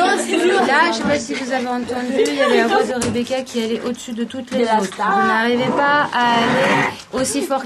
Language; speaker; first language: French; native; French